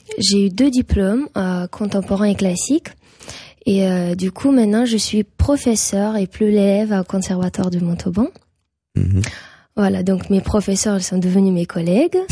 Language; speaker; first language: French; non-native, fluent; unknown